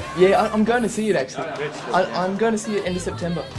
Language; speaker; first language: English; non-native, fluent; Italian